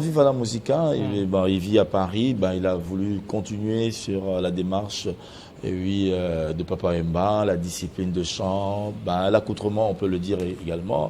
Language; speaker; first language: French; non-native, local second language; Lingala